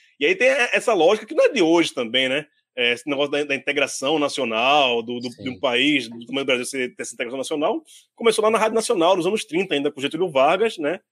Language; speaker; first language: Portuguese; native; Portuguese